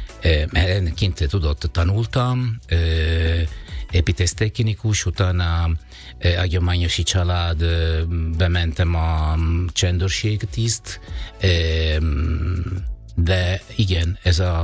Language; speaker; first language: Hungarian; non-native, fluent; Italian